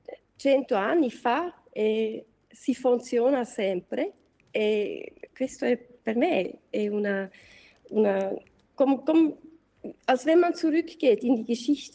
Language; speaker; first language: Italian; non-native, learner; German